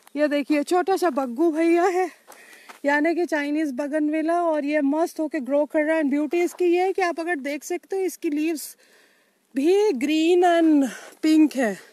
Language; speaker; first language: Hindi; non-native, local second language; Bangla